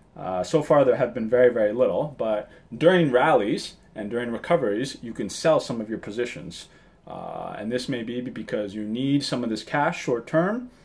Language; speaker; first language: English; early bilingual, other home language; Japanese